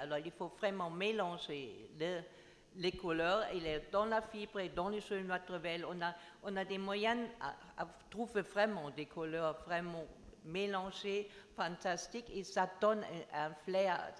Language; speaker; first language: French; non-native, learner; German